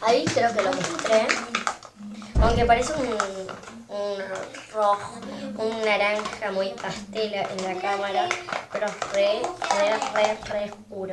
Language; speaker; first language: Spanish; native; Spanish